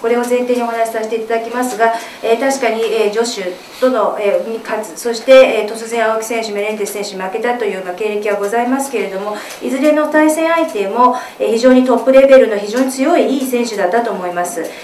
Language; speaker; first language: Japanese; native; Japanese